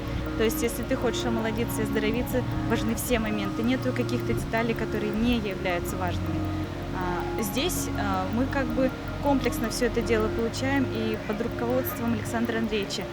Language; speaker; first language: Russian; native; Russian